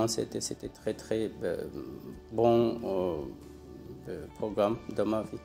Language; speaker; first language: French; non-native, learner; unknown